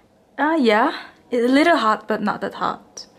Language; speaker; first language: English; non-native, learner; Korean